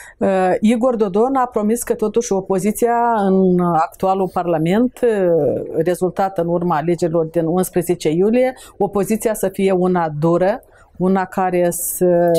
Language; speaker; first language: Romanian; native; Romanian